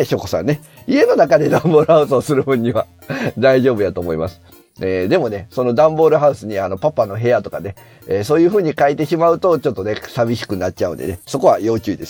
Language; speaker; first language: Japanese; native; Japanese